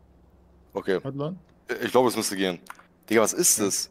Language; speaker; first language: German; native; German